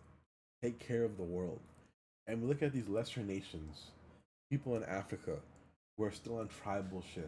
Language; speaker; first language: English; early bilingual, other home language; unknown